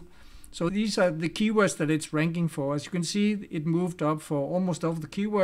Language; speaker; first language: English; non-native, fluent; Danish